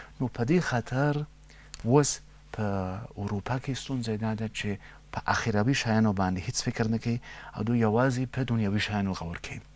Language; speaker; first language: Pashto; non-native, fluent; German